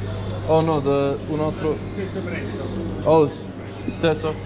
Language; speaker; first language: Italian; non-native, learner; English